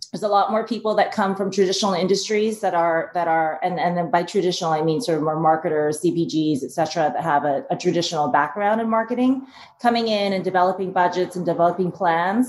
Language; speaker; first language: English; native; English